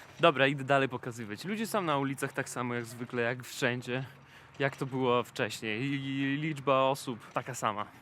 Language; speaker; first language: Polish; non-native, fluent; Russian